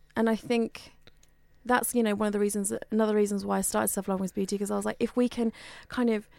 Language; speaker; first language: English; native; English